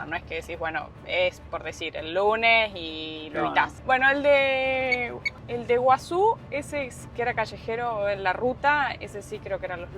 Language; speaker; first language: Spanish; native; Spanish